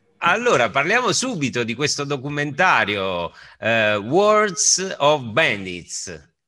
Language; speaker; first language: Italian; native; Italian